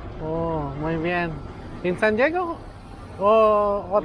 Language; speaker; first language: Spanish; non-native, learner; Filipino